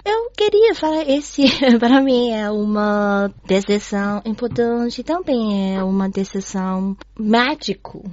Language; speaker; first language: Portuguese; non-native, learner; Chinese